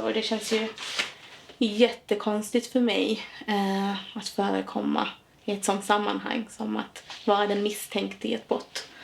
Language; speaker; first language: Swedish; native; Swedish